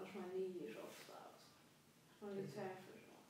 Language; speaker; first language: Danish; non-native, local second language; Faroese